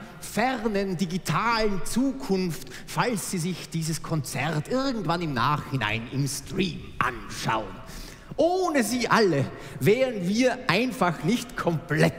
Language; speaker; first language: German; native; German